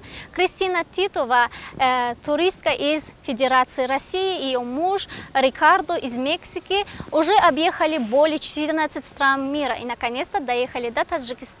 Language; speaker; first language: Russian; non-native, local second language; Tajik